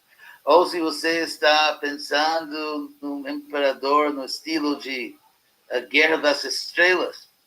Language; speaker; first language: Portuguese; non-native, fluent; English